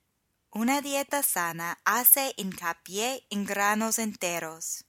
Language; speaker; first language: Spanish; non-native, fluent; English